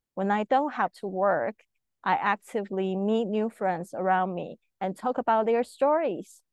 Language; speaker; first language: English; non-native, fluent; Chinese